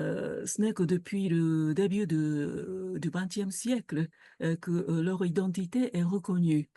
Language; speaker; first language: French; non-native, fluent; Japanese